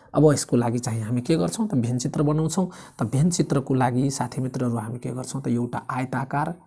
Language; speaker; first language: Nepali; native; Nepali